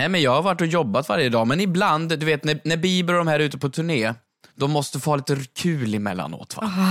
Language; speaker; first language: Swedish; native; Swedish